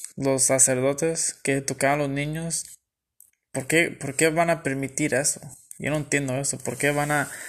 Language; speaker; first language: Spanish; early bilingual, heritage; Spanish